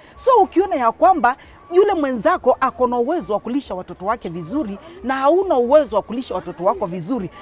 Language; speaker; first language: Swahili; non-native, local second language; Kamba